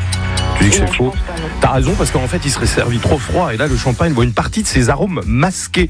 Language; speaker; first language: French; native; French